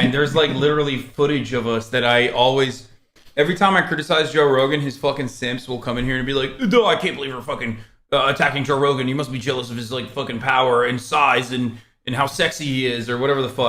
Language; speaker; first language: English; native; English